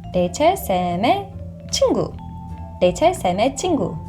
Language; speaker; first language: Korean; non-native, fluent; English